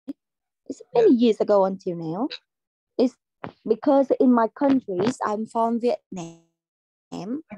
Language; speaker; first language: English; non-native, learner; Vietnamese